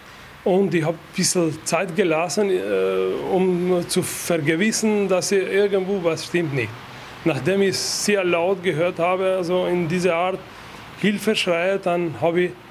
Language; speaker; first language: German; non-native, fluent; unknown